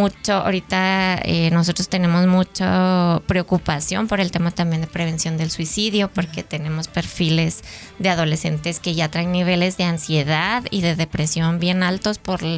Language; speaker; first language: Spanish; native; Spanish